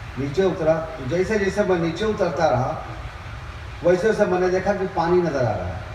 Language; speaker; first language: Urdu; native; Urdu